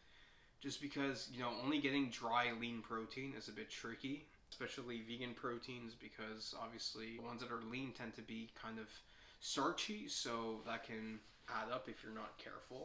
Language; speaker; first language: English; native; English